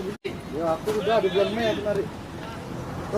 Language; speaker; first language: Indonesian; native; Indonesian